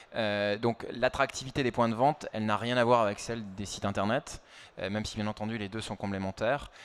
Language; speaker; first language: French; native; French